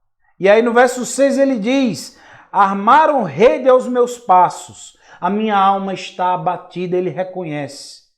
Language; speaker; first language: Portuguese; native; Portuguese